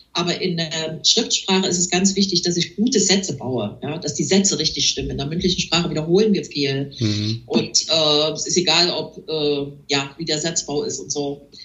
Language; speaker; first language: German; native; German